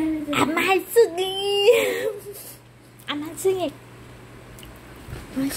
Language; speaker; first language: Japanese; non-native, learner; Vietnamese